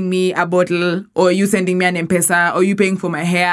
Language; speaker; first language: English; non-native, local second language; Swahili